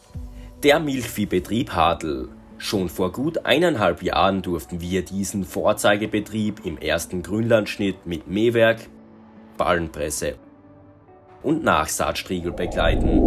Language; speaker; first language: German; native; German